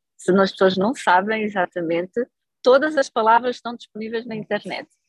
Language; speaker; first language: Portuguese; native; Portuguese